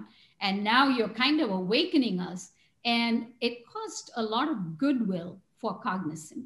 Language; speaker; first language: English; non-native, local second language; Tamil